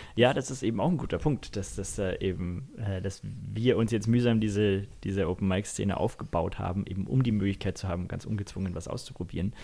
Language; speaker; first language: German; native; German